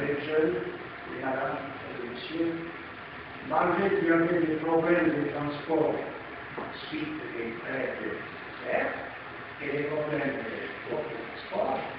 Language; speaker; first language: French; non-native, fluent; Serbian